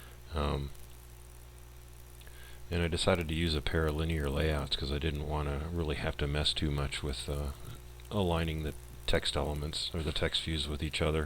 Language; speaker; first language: English; native; English